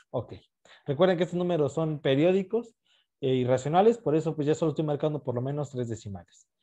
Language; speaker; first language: Spanish; native; Spanish